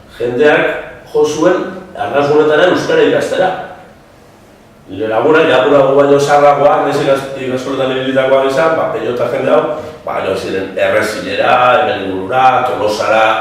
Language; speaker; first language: Basque; native; Basque